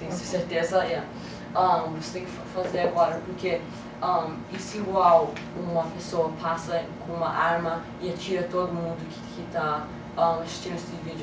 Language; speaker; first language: Portuguese; early bilingual, heritage; English